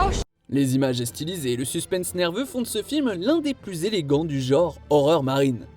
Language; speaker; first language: French; native; French